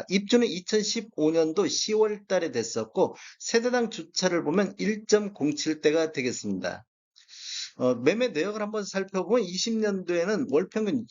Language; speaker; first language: Korean; native; Korean